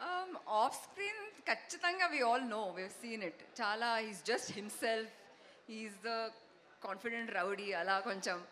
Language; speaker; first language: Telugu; non-native, learner; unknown